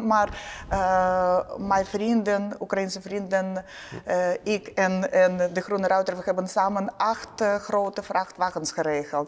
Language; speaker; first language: Dutch; non-native, learner; Ukrainian